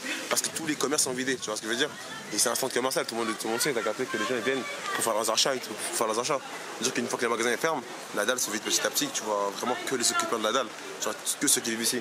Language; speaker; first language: French; native; French